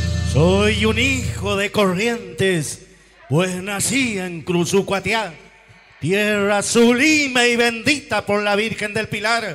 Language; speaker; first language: Spanish; native; Spanish